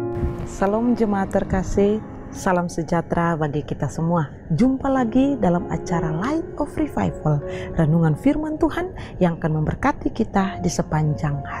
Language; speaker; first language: Indonesian; native; Indonesian